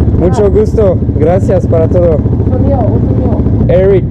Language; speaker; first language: Spanish; non-native, learner; French